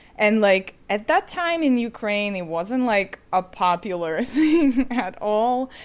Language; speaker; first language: English; non-native, fluent; Ukrainian